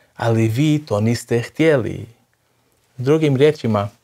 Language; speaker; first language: Croatian; non-native, fluent; Portuguese